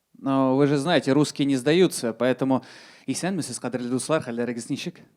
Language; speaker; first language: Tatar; non-native, local second language; Russian